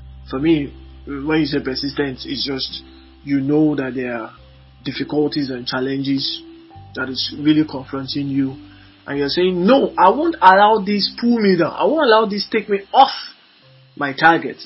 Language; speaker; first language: English; non-native, local second language; Yoruba